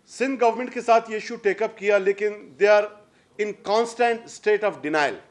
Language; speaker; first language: Urdu; non-native, local second language; Baluchi